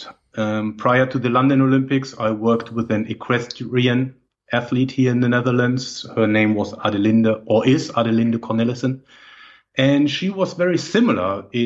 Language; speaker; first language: English; non-native, fluent; German